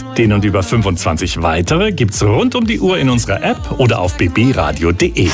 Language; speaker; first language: German; native; German